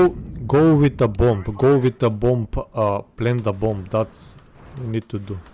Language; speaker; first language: English; non-native, learner; Macedonian